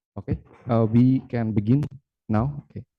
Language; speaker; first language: English; non-native, fluent; Indonesian